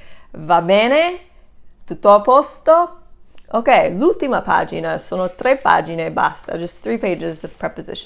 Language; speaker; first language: Italian; non-native, fluent; English